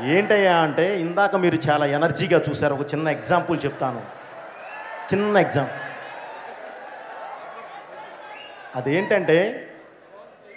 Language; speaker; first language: Telugu; native; Telugu